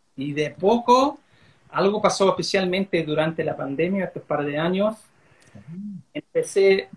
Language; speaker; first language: Spanish; early bilingual, heritage; Spanish